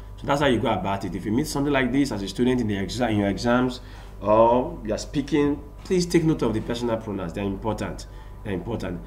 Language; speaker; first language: English; non-native, local second language; Yoruba